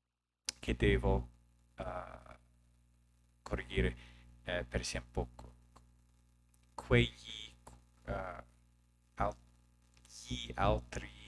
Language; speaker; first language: Italian; non-native, learner; English